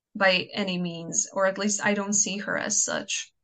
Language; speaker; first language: English; non-native, fluent; Croatian